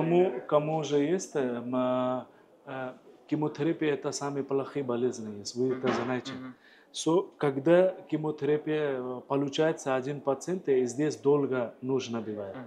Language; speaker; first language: Russian; non-native, learner; Hindi